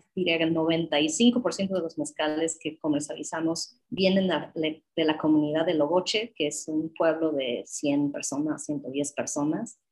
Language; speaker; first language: Spanish; non-native, fluent; English